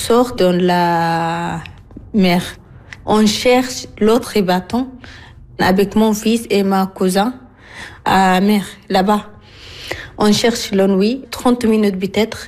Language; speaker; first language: French; non-native, learner; Arabic